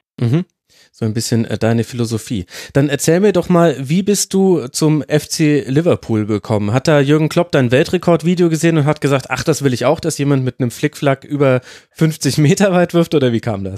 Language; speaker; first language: German; native; German